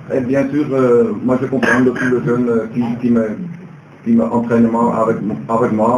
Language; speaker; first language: French; non-native, learner; Dutch